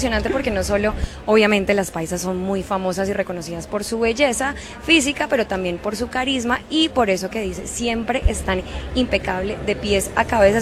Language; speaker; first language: Spanish; native; Spanish